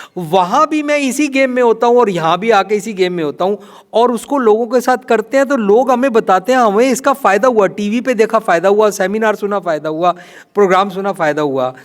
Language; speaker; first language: Hindi; non-native, local second language; Punjabi